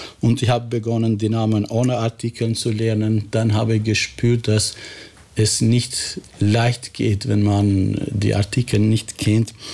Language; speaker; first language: German; non-native, fluent; Albanian